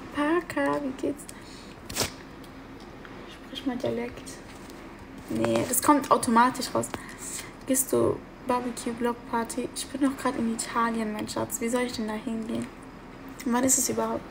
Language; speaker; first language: German; early bilingual, other home language; Italian